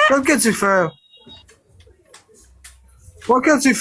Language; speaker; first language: Haitian Creole; early bilingual, heritage; Spanish